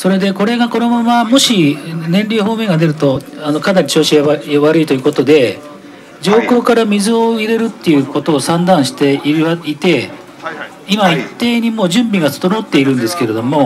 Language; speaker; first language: Japanese; native; Japanese